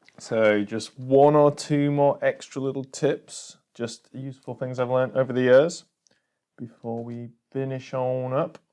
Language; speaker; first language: English; native; English